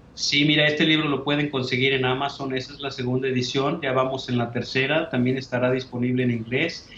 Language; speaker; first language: Spanish; native; Spanish